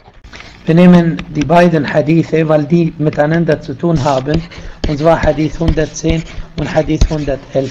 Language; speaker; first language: German; non-native, fluent; Arabic